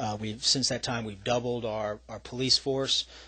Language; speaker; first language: English; native; English